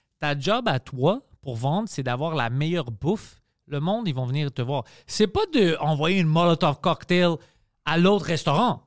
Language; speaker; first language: French; early bilingual, other home language; Greek